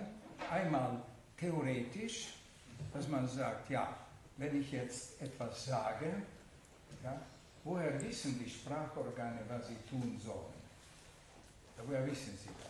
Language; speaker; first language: German; non-native, fluent; Hungarian